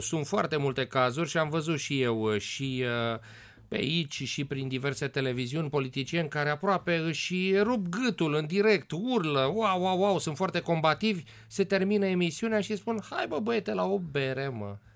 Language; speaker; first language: Romanian; native; Romanian